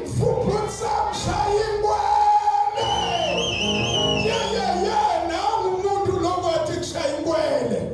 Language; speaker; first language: Zulu; non-native, local second language; Swati